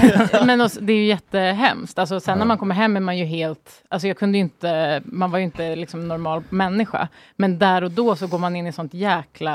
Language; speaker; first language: Swedish; native; Swedish